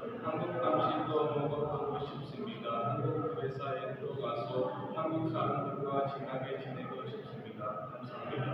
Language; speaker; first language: Korean; non-native, learner; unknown